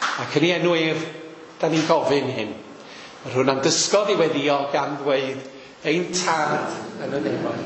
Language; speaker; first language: Welsh; native; Welsh